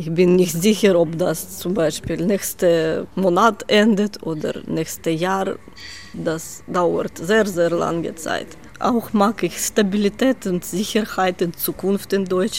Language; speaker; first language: German; non-native, learner; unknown